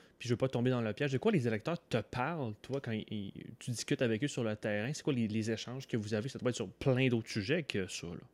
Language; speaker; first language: French; native; French